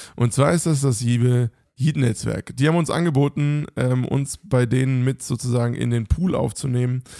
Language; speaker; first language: German; native; German